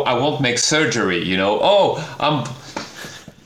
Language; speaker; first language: English; non-native, fluent; French